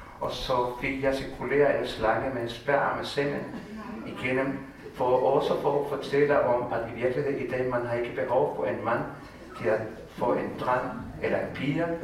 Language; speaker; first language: Danish; non-native, fluent; Spanish